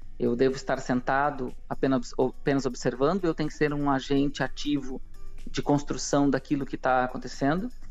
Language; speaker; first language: Portuguese; native; Portuguese